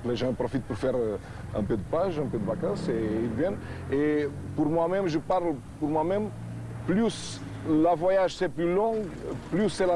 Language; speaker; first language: French; non-native, fluent; Portuguese